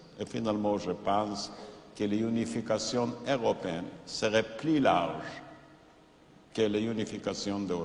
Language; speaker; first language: French; non-native, fluent; Yiddish